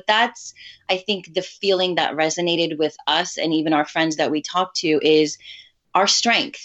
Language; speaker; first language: English; early bilingual, other home language; Urdu